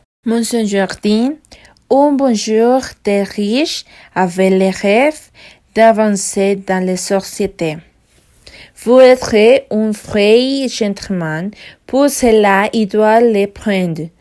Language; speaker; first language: French; non-native, learner; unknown